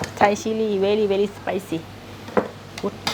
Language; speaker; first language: English; non-native, learner; Thai